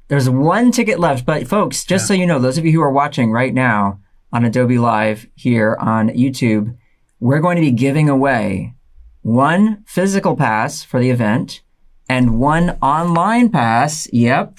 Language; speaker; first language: English; native; English